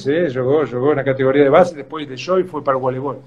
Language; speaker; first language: Portuguese; non-native, fluent; Spanish